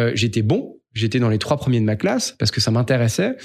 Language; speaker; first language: French; native; French